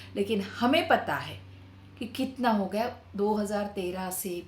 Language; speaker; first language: Hindi; non-native, local second language; Marathi